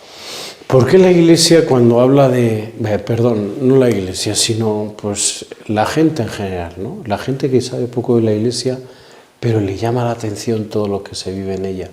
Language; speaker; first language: Spanish; native; Spanish